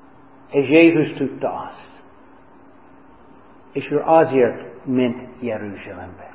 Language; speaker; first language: Hungarian; non-native, fluent; English